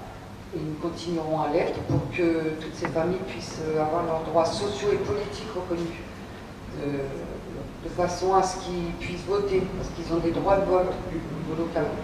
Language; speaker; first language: French; native; French